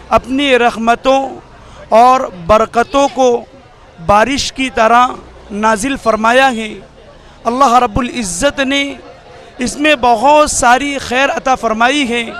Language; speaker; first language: Urdu; native; Urdu